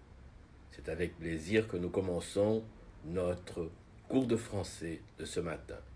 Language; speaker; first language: French; non-native, fluent; Portuguese